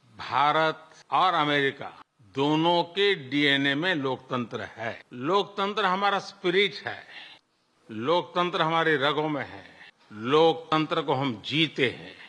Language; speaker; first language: Hindi; non-native, local second language; Gujarati